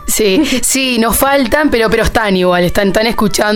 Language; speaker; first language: Spanish; native; Spanish